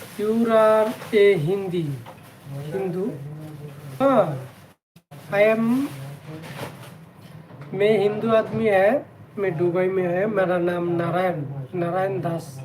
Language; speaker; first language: Hindi; non-native, learner; Bangla